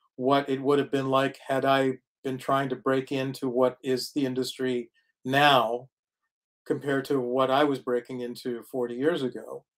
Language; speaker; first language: English; native; English